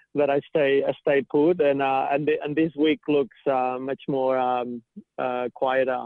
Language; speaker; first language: English; non-native, fluent; Catalan